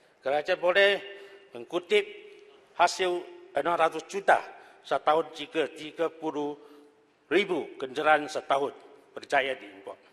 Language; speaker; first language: Malay; non-native, local second language; Chinese